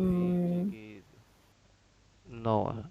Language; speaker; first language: English; non-native, learner; Indonesian